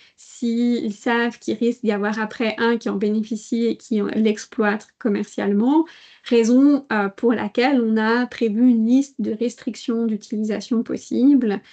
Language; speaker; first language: French; native; French